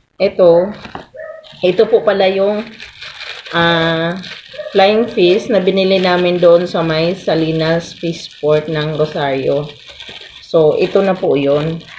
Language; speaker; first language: Filipino; non-native, local second language; Cebuano